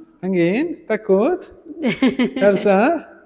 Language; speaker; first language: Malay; non-native, learner; Catalan